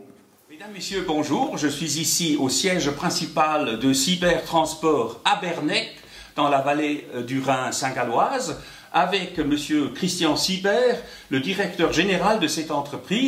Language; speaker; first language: French; native; French